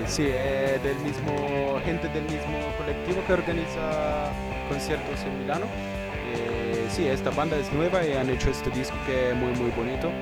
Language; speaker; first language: Spanish; non-native, learner; Italian